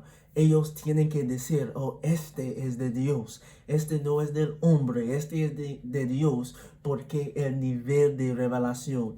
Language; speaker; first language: Spanish; non-native, learner; English